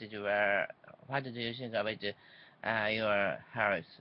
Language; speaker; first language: English; non-native, learner; Japanese